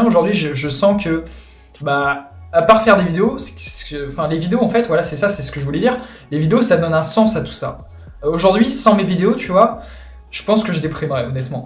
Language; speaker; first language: French; native; French